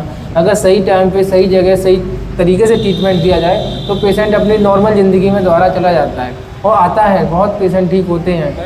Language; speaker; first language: Hindi; native; Hindi